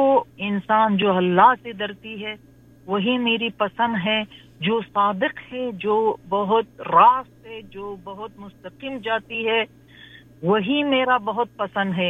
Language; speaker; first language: Hindi; non-native, learner; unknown